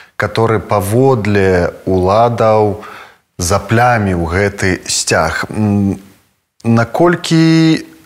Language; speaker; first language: Belarusian; native; Belarusian